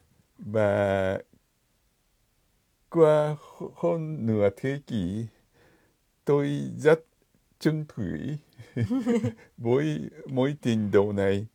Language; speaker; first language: Vietnamese; non-native, fluent; Japanese